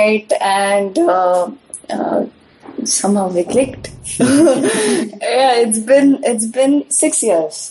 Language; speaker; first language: English; non-native, local second language; Marathi